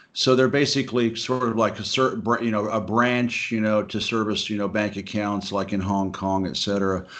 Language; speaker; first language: English; native; English